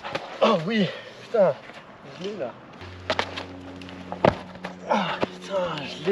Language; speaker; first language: French; native; French